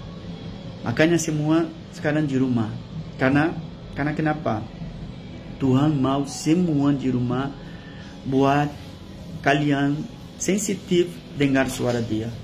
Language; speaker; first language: Indonesian; non-native, fluent; Portuguese